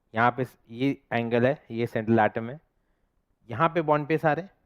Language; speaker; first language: Hindi; non-native, local second language; Bangla